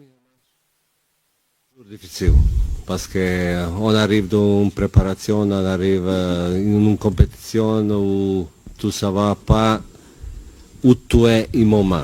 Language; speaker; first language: French; non-native, learner; Bosnian